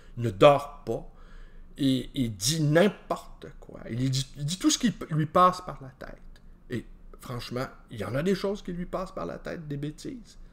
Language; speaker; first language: French; native; French